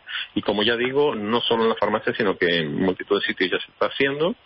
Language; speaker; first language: Spanish; native; Spanish